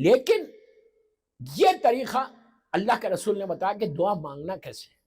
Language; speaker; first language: Urdu; native; Urdu